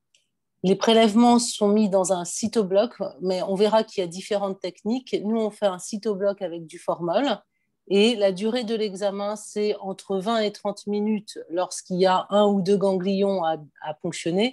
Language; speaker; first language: French; native; French